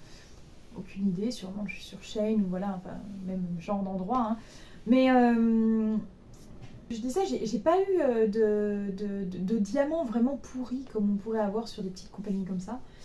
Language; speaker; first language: French; native; French